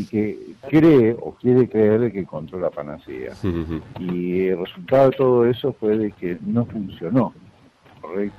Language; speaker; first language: Spanish; native; Spanish